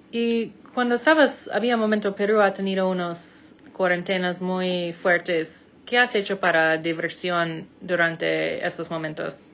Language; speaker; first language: Spanish; non-native, fluent; English